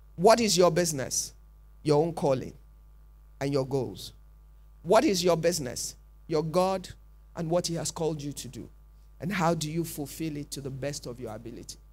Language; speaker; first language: English; non-native, local second language; Yoruba